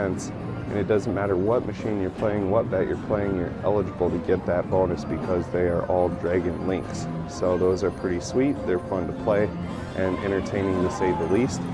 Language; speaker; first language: English; native; English